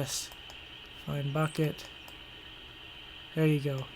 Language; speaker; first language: English; native; English